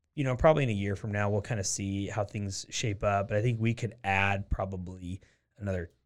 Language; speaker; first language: English; native; English